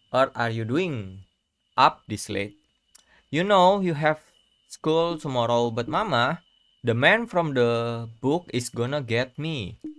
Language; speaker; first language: English; non-native, learner; Indonesian